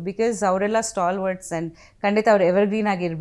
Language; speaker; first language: Kannada; non-native, fluent; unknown